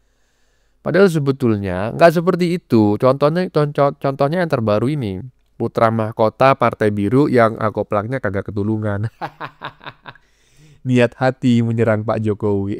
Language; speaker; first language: Indonesian; native; Indonesian